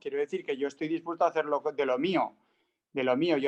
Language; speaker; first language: Spanish; native; Spanish